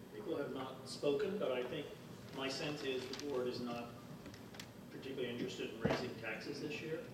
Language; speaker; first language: English; native; English